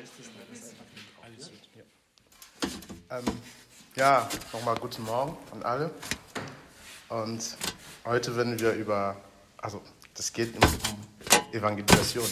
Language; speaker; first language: German; non-native, fluent; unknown